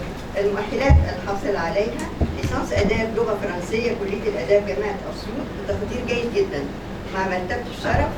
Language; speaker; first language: Arabic; native; Arabic